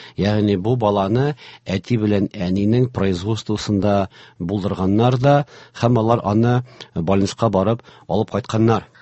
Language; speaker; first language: Tatar; native; Tatar